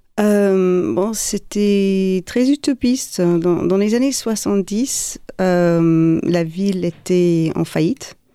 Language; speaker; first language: French; non-native, fluent; English